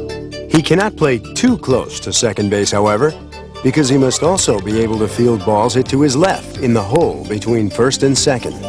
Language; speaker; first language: English; native; English